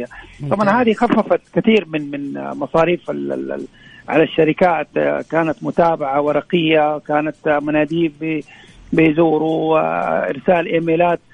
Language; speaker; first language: Arabic; native; Arabic